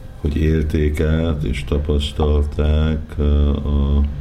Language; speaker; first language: Hungarian; early bilingual, heritage; Hungarian